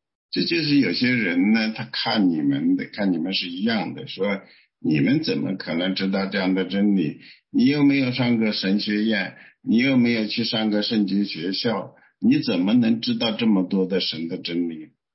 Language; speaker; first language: Chinese; native; Chinese